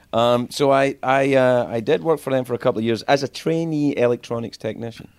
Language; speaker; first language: English; native; English